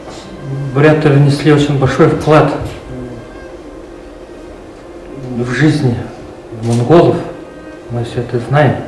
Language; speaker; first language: Russian; non-native, fluent; Mongolian